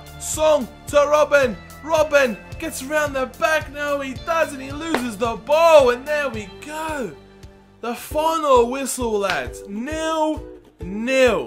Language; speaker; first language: English; native; English